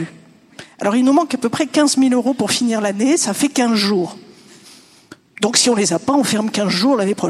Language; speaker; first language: French; native; French